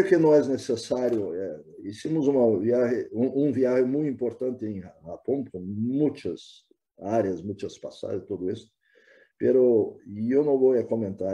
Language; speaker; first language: Spanish; non-native, fluent; Portuguese